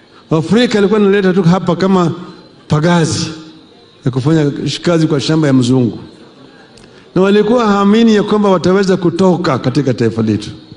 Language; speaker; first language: Swahili; non-native, local second language; Luo (Kenya and Tanzania)